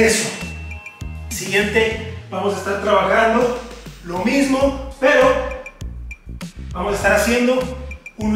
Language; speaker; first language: Spanish; native; Spanish